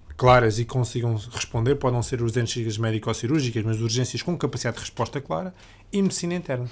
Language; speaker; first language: Portuguese; native; Portuguese